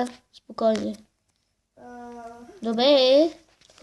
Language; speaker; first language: Bulgarian; native; Bulgarian